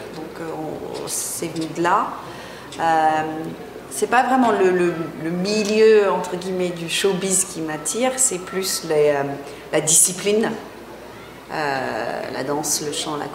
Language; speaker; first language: French; non-native, fluent; English